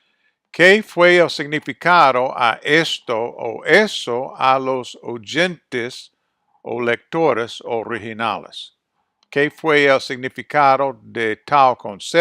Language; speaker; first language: Spanish; non-native, fluent; English